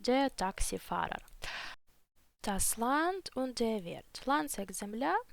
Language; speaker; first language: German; non-native, fluent; Ukrainian